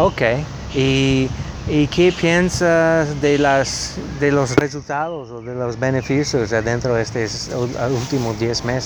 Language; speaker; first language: Spanish; non-native, learner; English